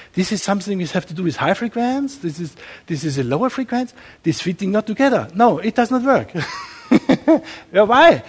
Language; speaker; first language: English; non-native, learner; German